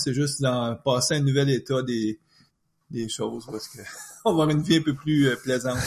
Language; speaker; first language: French; native; French